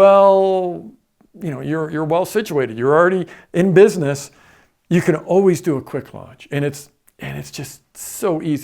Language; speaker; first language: English; native; English